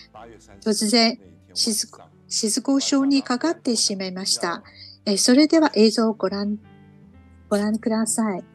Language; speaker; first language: Japanese; non-native, fluent; Chinese